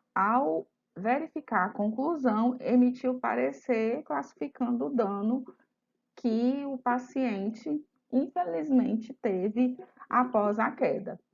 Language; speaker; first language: Portuguese; native; Portuguese